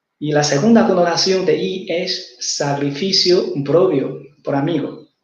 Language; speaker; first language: Spanish; non-native, fluent; Chinese